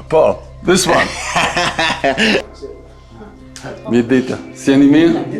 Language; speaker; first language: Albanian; non-native, learner; English